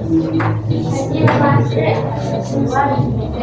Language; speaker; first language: Japanese; non-native, learner; Indonesian